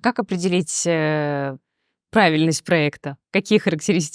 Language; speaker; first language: Russian; native; Russian